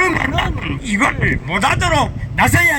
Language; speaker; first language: Korean; native; Korean